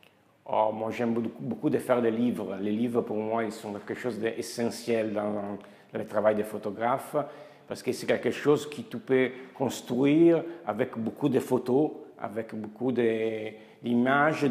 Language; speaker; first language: French; non-native, fluent; Italian